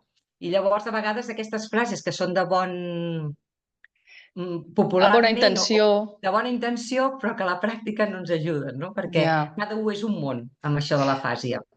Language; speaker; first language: Catalan; native; Catalan